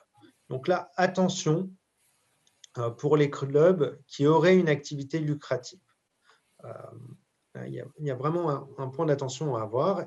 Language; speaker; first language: French; native; French